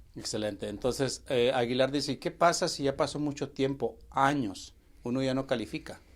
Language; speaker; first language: Spanish; native; Spanish